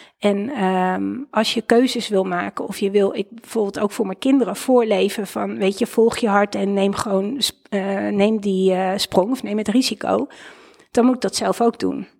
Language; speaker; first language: Dutch; native; Dutch